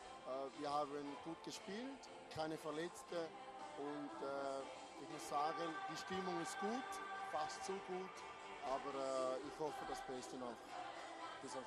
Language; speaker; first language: German; non-native, local second language; French